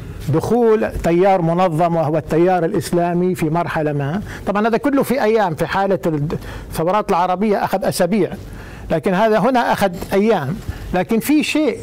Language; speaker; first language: Arabic; native; Arabic